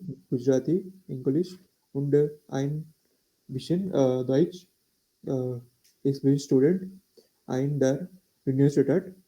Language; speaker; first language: German; non-native, learner; Gujarati